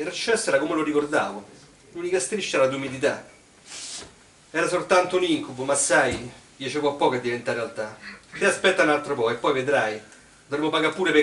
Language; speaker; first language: Italian; native; Italian